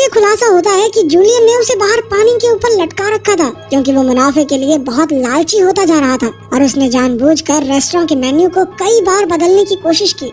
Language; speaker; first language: Hindi; native; Hindi